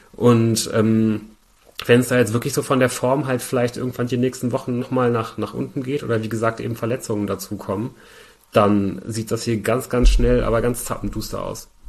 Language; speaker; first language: German; native; German